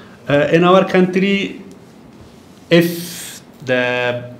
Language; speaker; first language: English; non-native, learner; Persian